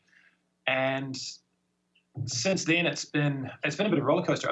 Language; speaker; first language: English; native; English